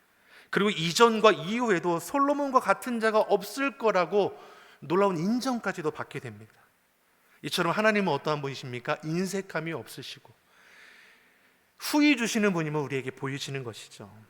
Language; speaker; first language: Korean; native; Korean